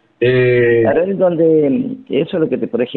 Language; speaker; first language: Spanish; native; Spanish